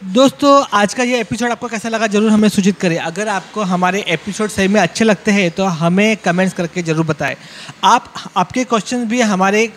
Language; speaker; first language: Hindi; non-native, local second language; Marathi